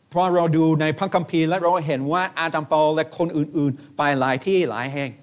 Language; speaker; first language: Thai; non-native, fluent; English